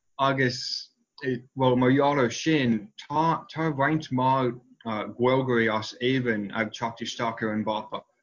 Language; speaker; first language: Irish; non-native, fluent; English